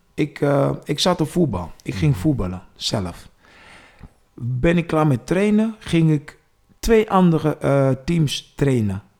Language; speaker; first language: Dutch; non-native, fluent; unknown